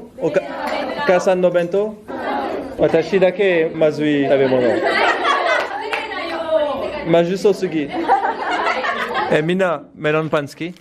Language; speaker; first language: Japanese; non-native, learner; French